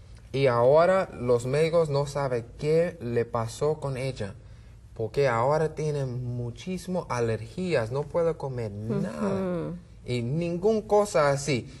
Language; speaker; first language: Spanish; non-native, learner; English